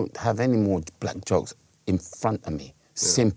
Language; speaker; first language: English; native; English